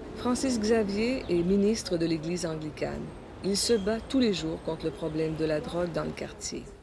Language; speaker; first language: French; native; French